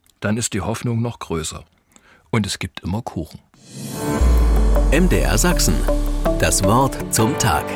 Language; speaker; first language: German; native; German